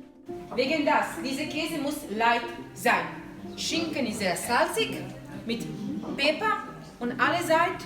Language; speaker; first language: German; non-native, learner; Croatian